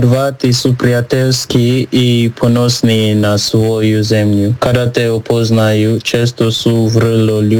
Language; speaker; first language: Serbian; non-native, learner; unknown